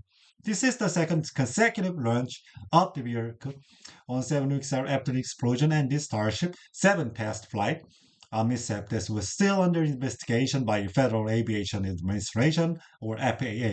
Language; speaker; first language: English; non-native, learner; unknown